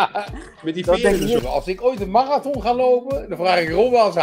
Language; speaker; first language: Dutch; native; Dutch